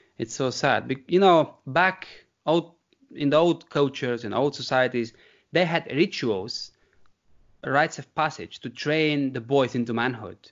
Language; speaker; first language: English; non-native, fluent; Bulgarian